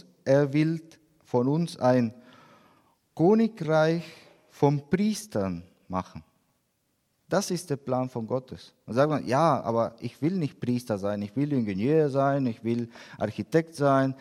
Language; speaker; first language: German; non-native, learner; Spanish